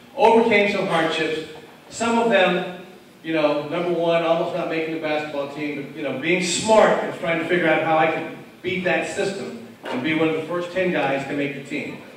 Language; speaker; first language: English; native; English